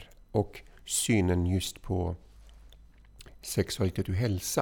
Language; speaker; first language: Swedish; non-native, fluent; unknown